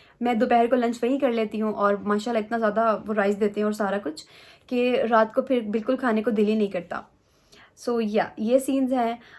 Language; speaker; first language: Urdu; native; Urdu